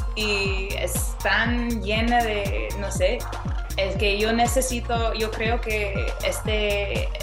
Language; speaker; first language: Spanish; non-native, fluent; English